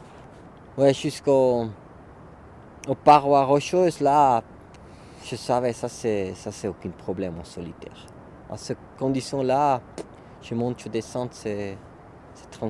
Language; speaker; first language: French; non-native, local second language; German